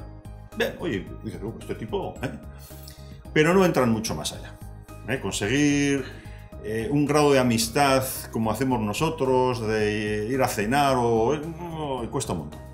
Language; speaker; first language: Spanish; native; Spanish